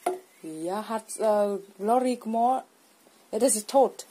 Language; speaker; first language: German; non-native, learner; Vietnamese